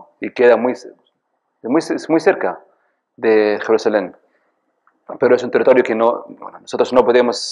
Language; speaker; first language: Spanish; non-native, fluent; Arabic